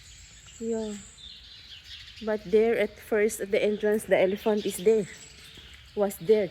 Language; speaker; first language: English; non-native, local second language; Filipino